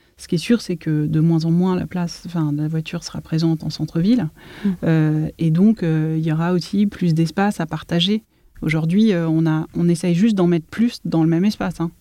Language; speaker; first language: French; native; French